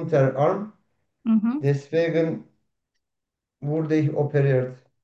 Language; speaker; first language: German; non-native, learner; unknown